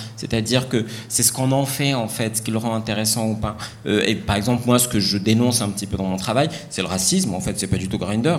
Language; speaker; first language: French; non-native, local second language; Arabic